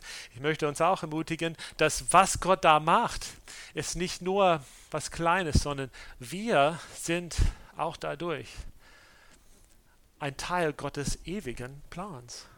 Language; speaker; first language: German; non-native, fluent; English